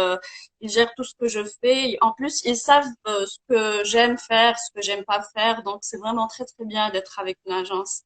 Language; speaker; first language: French; non-native, local second language; Arabic